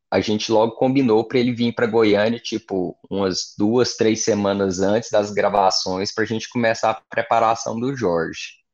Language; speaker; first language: Portuguese; native; Portuguese